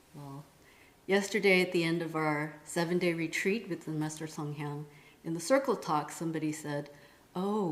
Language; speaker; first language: English; non-native, fluent; Korean